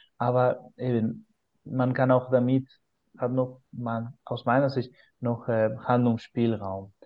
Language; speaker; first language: German; non-native, fluent; Spanish